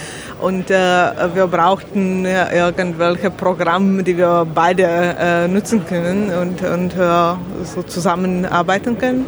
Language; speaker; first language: German; non-native, learner; Slovak